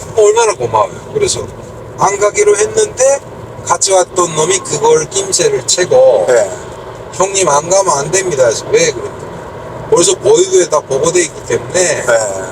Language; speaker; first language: Korean; native; Korean